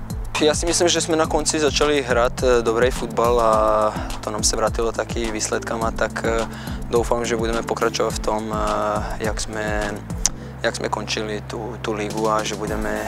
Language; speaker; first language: Czech; non-native, fluent; Serbian